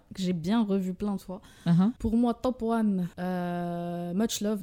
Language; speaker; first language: French; early bilingual, other home language; Arabic